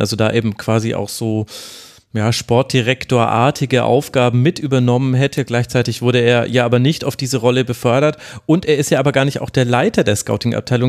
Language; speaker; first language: German; native; German